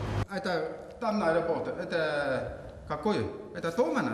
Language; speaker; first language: Russian; non-native, learner; Korean